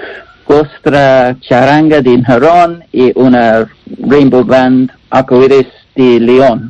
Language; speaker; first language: Spanish; non-native, learner; English